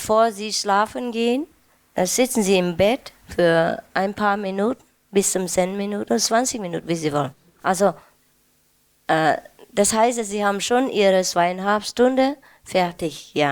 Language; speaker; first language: German; non-native, learner; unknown